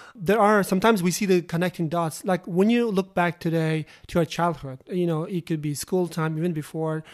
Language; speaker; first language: English; non-native, fluent; Uzbek